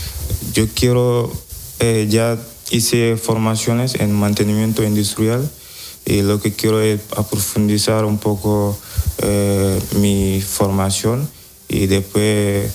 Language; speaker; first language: Spanish; non-native, learner; Wolof